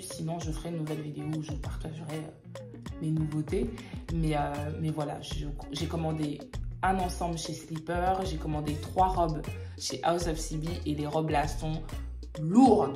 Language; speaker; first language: French; native; French